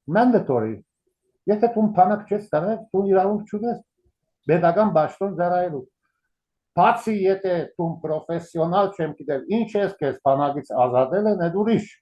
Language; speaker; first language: Armenian; early bilingual, heritage; Armenian